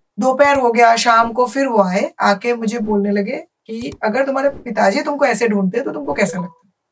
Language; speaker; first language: Hindi; non-native, local second language; Bangla